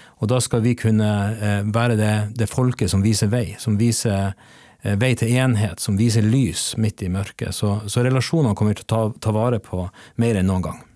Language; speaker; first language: Norwegian; native; Norwegian